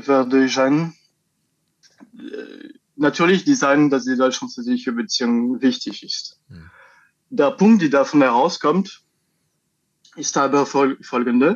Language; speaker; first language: German; non-native, learner; French